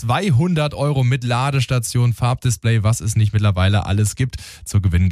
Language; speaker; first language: German; native; German